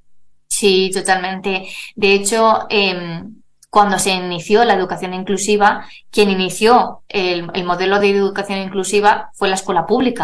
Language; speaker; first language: Spanish; native; Spanish